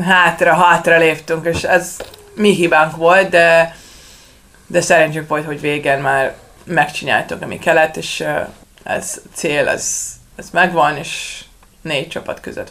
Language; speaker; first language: Hungarian; non-native, learner; Serbian